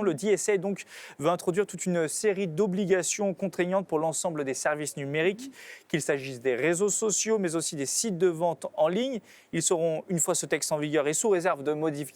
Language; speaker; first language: French; native; French